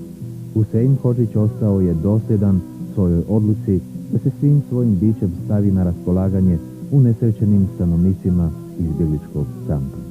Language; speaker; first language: Bosnian; native; Bosnian